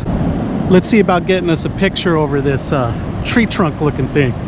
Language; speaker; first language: English; native; English